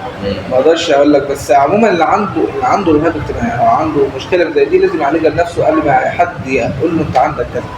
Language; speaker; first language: Arabic; native; Arabic